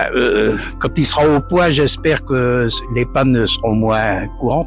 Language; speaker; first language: French; native; French